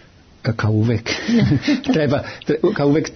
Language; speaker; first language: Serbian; non-native, fluent; German